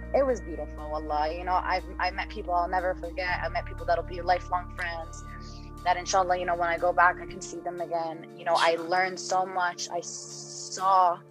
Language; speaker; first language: English; native; English